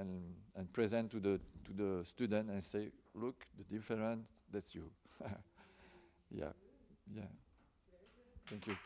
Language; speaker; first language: English; non-native, learner; French